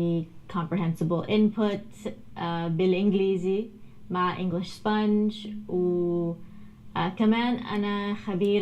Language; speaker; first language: Arabic; non-native, learner; English